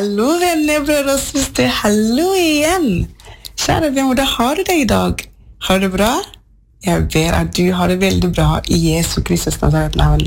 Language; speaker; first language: Norwegian; non-native, fluent; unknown